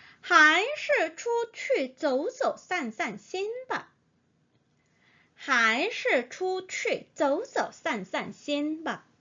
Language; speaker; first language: Chinese; non-native, fluent; Korean